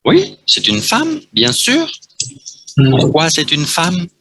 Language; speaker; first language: French; non-native, fluent; Vietnamese